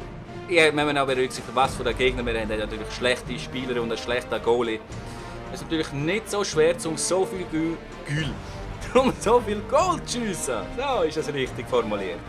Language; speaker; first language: German; native; German